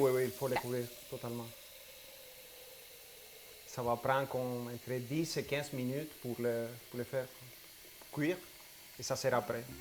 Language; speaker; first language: French; non-native, fluent; Spanish